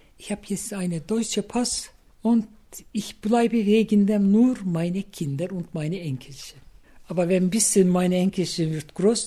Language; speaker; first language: German; non-native, learner; Turkish